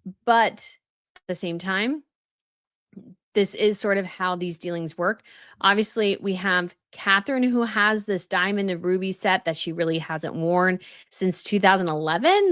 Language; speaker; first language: English; native; English